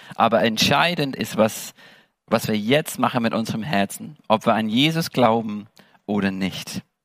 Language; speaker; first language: German; non-native, fluent; English